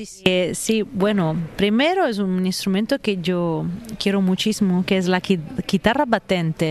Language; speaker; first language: Spanish; non-native, fluent; Italian